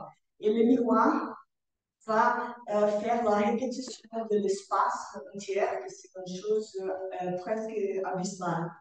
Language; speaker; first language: French; non-native, learner; Portuguese